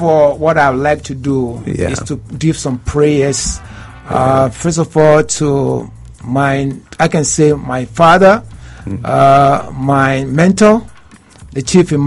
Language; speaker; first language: English; non-native, local second language; Hausa